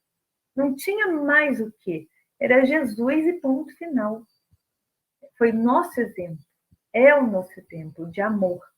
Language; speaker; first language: Portuguese; native; Portuguese